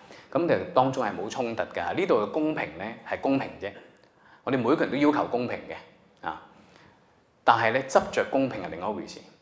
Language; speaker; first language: Cantonese; native; Cantonese